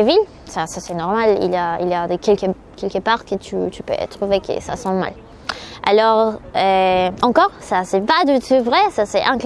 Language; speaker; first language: French; non-native, learner; Spanish